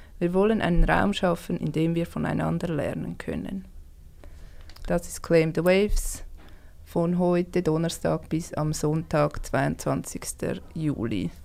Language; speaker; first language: German; native; German